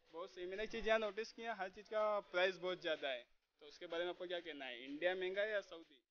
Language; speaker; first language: Hindi; native; Hindi